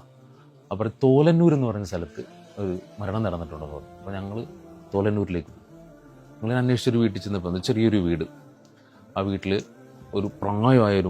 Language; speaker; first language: Malayalam; native; Malayalam